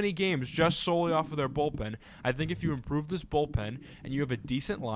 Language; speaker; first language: English; native; English